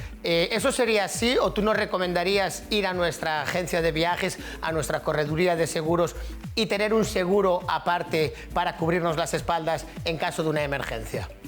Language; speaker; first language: Spanish; native; Spanish